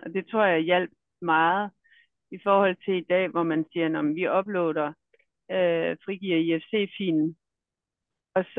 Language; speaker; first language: Danish; native; Danish